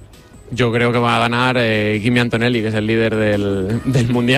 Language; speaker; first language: Spanish; native; Spanish